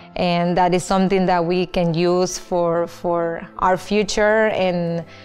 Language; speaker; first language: English; non-native, fluent; Spanish